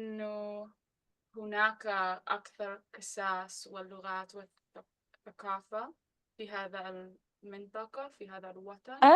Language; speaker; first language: Arabic; non-native, learner; English